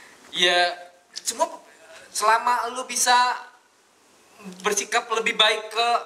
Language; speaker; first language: Indonesian; native; Indonesian